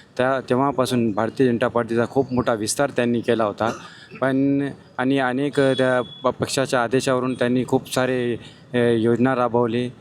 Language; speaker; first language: Marathi; non-native, local second language; Hindi